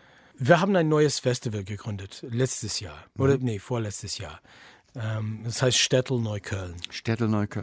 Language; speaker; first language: German; non-native, fluent; English